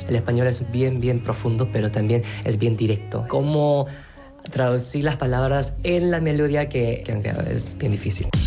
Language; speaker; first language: Spanish; non-native, fluent; Korean